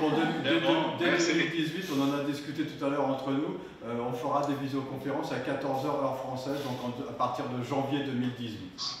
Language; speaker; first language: French; native; French